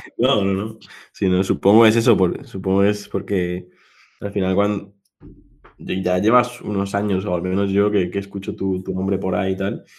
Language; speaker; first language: Spanish; non-native, local second language; Catalan